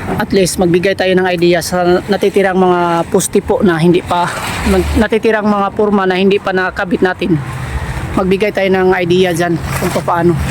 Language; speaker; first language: Filipino; non-native, local second language; Cebuano